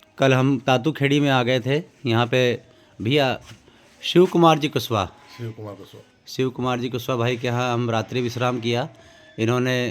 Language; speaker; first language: Hindi; non-native, local second language; Marathi